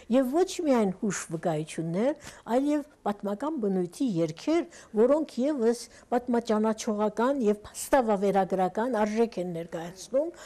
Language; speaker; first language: Armenian; early bilingual, heritage; Armenian